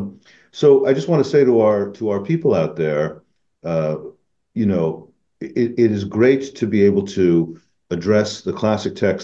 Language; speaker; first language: English; native; English